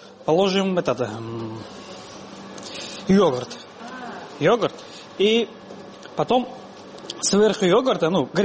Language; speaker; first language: Russian; non-native, learner; Tajik